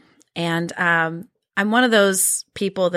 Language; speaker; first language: English; early bilingual, other home language; Norwegian